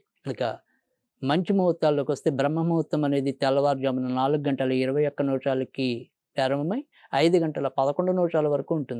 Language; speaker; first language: Telugu; native; Telugu